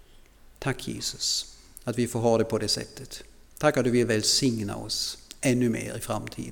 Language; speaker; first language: Swedish; non-native, fluent; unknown